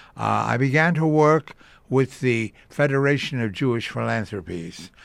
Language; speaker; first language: English; early bilingual, other home language; Yiddish